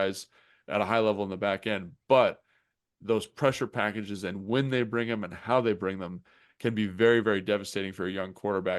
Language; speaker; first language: English; native; English